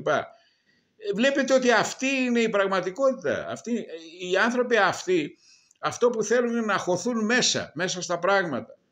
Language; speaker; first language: Greek; native; Greek